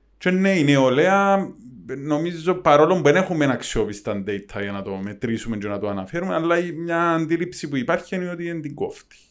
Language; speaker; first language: Greek; native; Greek